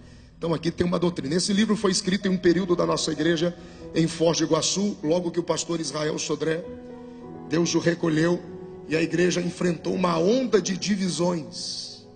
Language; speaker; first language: Portuguese; native; Portuguese